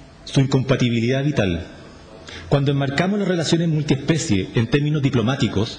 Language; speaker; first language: Spanish; native; Spanish